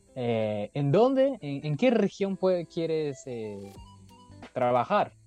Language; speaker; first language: Spanish; non-native, fluent; Japanese